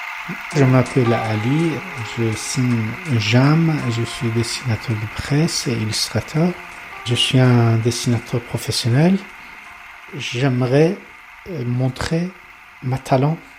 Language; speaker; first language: French; non-native, learner; Persian